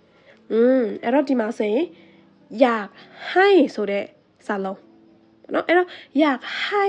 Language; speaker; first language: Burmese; native; Burmese